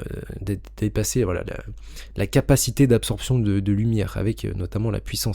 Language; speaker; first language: French; native; French